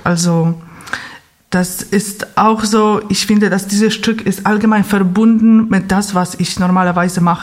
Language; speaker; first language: German; non-native, fluent; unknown